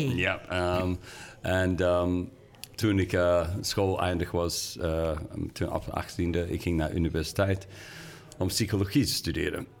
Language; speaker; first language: Dutch; non-native, fluent; English